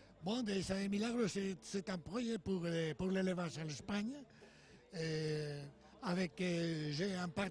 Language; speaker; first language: French; non-native, learner; Spanish